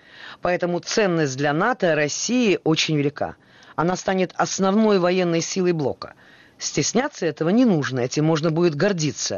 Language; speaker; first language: Russian; native; Russian